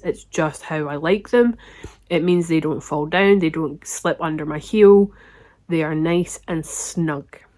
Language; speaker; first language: English; native; English